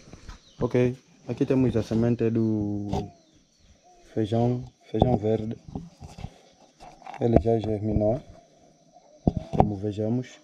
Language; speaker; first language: Portuguese; non-native, fluent; Vietnamese